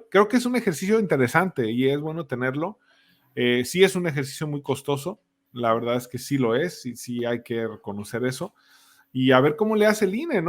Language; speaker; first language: Spanish; native; Spanish